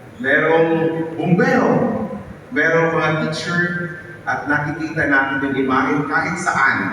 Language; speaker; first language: Filipino; non-native, local second language; Cebuano